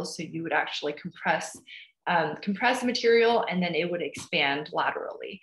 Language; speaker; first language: English; early bilingual, other home language; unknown